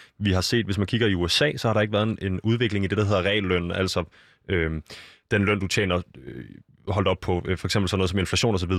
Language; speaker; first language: Danish; native; Danish